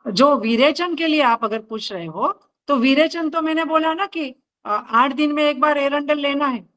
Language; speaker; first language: Hindi; non-native, local second language; Marathi